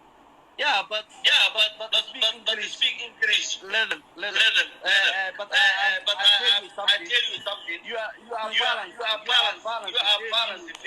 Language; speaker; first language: English; non-native, learner; Arabic